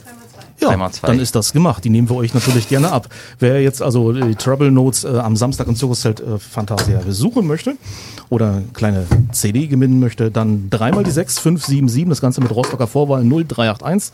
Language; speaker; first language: German; native; German